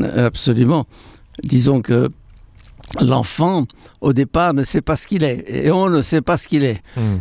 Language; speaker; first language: French; non-native, fluent; Arabic